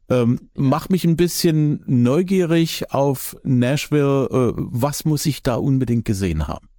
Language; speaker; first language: German; native; German